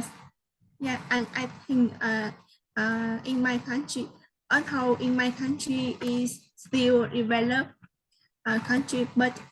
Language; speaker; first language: English; non-native, learner; Vietnamese